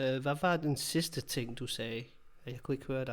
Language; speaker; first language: Danish; non-native, fluent; English